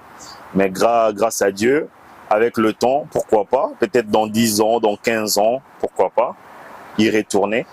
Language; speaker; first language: French; non-native, local second language; Lingala